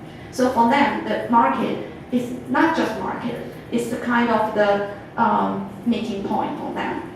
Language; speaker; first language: English; non-native, fluent; Chinese